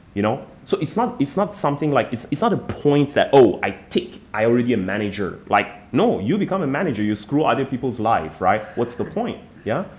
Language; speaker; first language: English; non-native, fluent; Persian